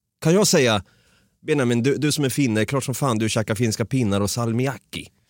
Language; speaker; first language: Swedish; native; Swedish